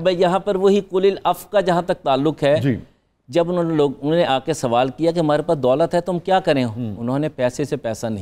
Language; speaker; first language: Urdu; native; Urdu